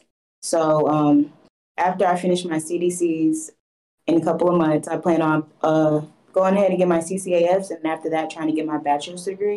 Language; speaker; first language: English; native; English